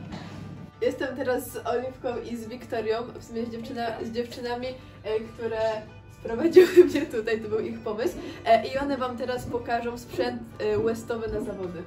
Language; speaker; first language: Polish; native; Polish